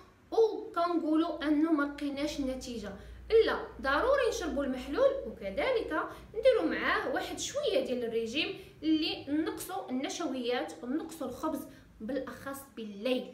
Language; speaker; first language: Arabic; native; Arabic